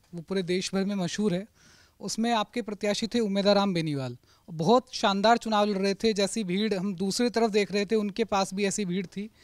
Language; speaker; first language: Hindi; native; Hindi